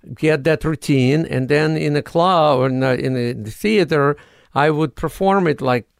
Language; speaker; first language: English; non-native, fluent; Ukrainian